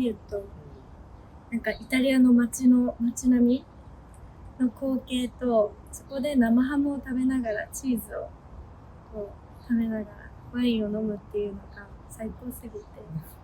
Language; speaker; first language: Japanese; native; Japanese